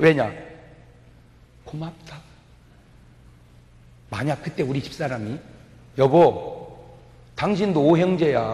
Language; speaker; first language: Korean; native; Korean